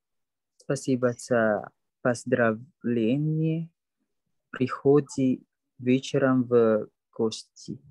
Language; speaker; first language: Russian; non-native, learner; Indonesian